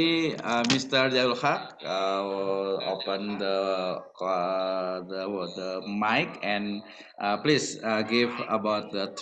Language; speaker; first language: English; non-native, learner; Indonesian